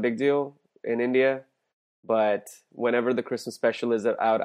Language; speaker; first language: English; non-native, local second language; Hindi